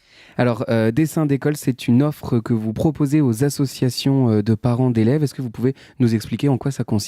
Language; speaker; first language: French; native; French